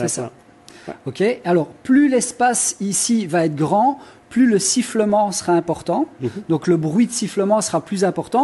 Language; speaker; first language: French; native; French